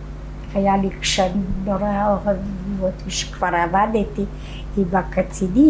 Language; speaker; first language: Hebrew; non-native, fluent; Polish